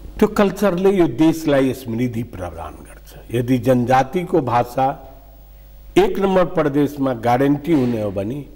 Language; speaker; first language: Nepali; non-native, local second language; Maithili